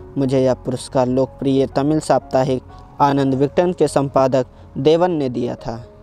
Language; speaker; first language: Hindi; native; Hindi